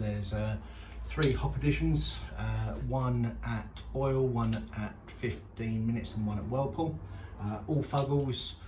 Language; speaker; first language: English; native; English